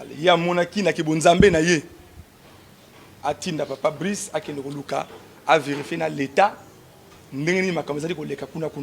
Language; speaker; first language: Lingala; native; Lingala